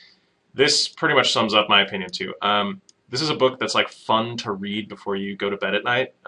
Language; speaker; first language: English; native; English